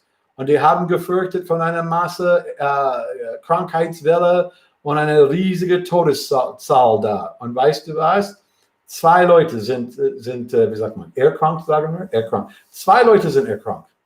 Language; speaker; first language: German; non-native, fluent; English